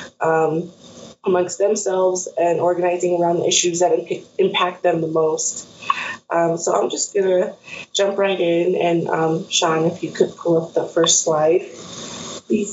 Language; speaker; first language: English; native; English